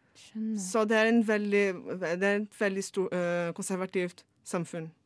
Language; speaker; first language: Norwegian; non-native, fluent; Portuguese